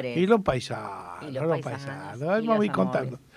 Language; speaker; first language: Spanish; native; Spanish